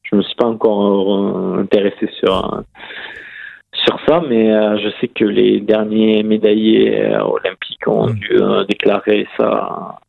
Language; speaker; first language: French; native; French